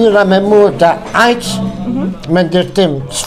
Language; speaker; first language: German; non-native, learner; Albanian